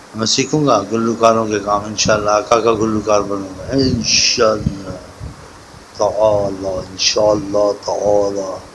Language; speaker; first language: Urdu; non-native, local second language; Saraiki